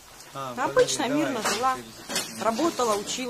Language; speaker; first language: Russian; native; Russian